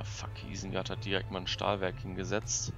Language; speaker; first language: German; native; German